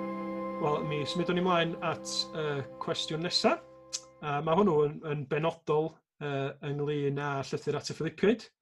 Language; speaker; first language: Welsh; native; Welsh